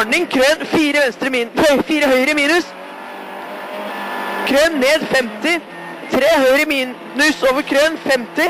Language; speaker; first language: Norwegian; native; Norwegian